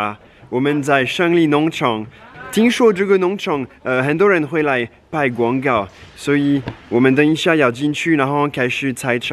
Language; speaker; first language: Chinese; non-native, fluent; French